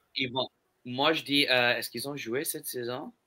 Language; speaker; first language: French; non-native, local second language; English